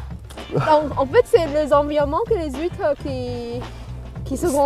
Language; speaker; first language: French; non-native, fluent; Chinese